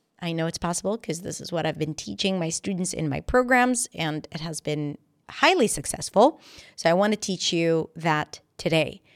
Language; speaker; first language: English; non-native, fluent; Hebrew